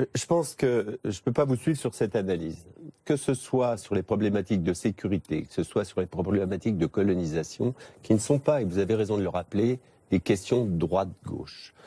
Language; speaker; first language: French; native; French